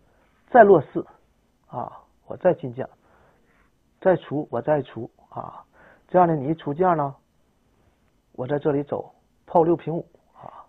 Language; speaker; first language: Chinese; native; Chinese